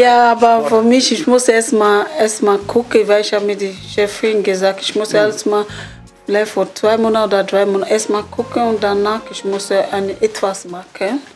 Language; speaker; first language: German; non-native, learner; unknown